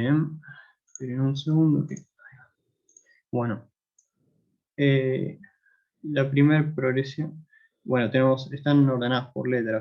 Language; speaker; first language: Spanish; native; Spanish